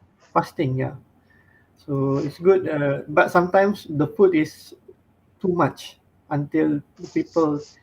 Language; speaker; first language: English; non-native, fluent; Malay